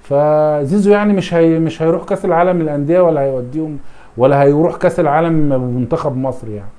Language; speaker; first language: Arabic; native; Arabic